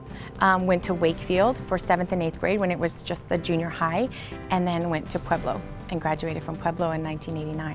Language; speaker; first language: English; native; English